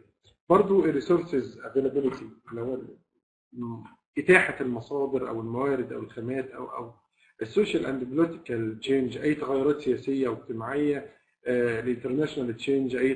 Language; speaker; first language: Arabic; native; Arabic